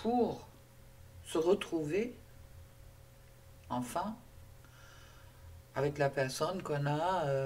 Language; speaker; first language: French; non-native, fluent; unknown